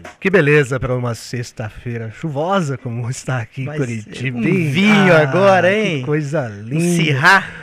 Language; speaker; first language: Portuguese; native; Portuguese